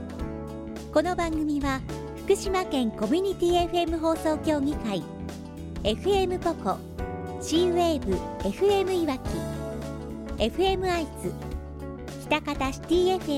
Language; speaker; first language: Japanese; native; Japanese